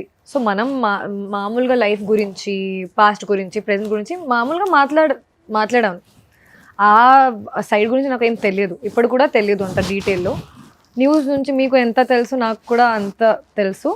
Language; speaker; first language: Telugu; non-native, fluent; Hindi